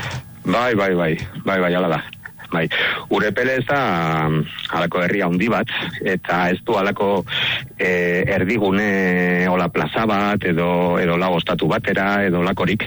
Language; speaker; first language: Basque; non-native, local second language; Spanish